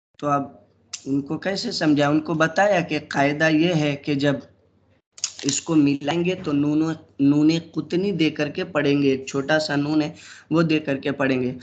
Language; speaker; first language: Urdu; native; Urdu